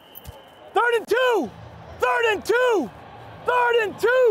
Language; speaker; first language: English; native; English